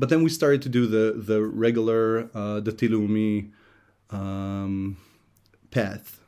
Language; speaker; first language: English; non-native, fluent; Hebrew